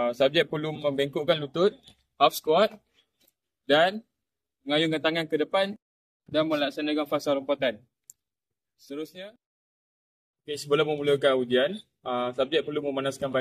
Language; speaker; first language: Malay; native; Malay